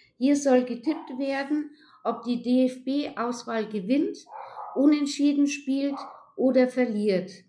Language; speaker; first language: German; native; German